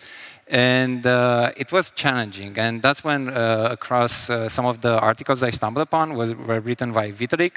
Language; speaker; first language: English; non-native, fluent; Romanian